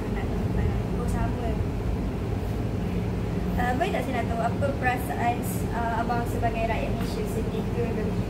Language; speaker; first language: Malay; native; Malay